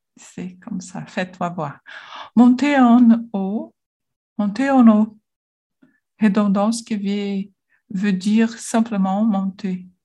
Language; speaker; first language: French; non-native, learner; Portuguese